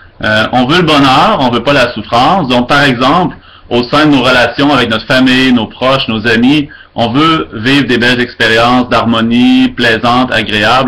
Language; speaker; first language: French; native; French